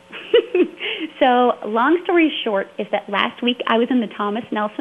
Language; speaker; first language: English; native; English